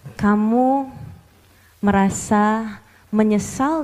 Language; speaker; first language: Indonesian; native; Indonesian